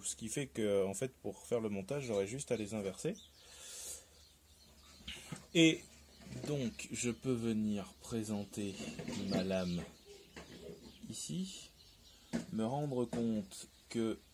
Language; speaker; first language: French; native; French